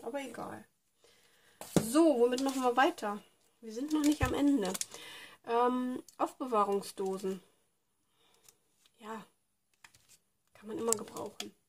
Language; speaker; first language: German; native; German